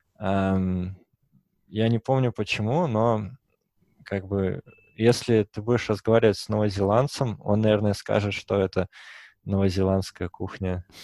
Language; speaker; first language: Russian; native; Russian